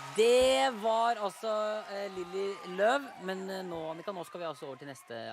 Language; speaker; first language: Norwegian; native; Norwegian